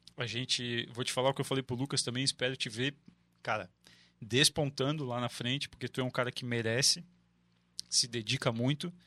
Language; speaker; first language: Portuguese; native; Portuguese